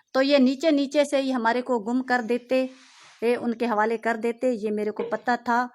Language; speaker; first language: Urdu; non-native, local second language; Sindhi